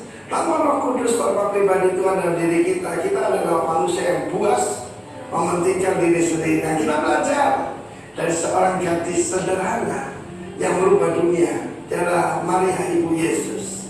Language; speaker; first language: Indonesian; native; Indonesian